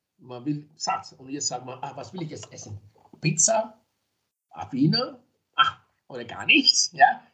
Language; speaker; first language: German; non-native, fluent; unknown